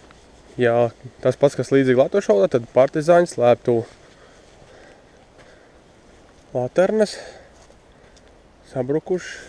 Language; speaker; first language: Latvian; native; Latvian